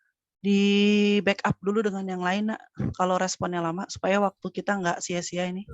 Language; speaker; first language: Indonesian; native; Indonesian